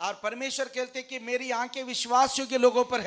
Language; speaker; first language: Hindi; native; Hindi